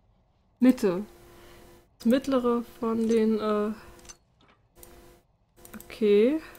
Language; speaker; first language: German; native; German